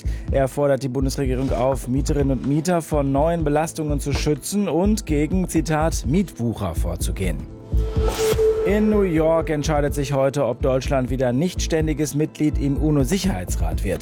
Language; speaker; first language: German; native; German